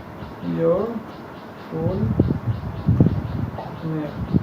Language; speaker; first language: English; non-native, local second language; Bangla